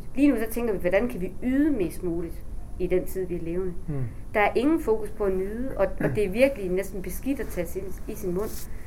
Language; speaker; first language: Danish; native; Danish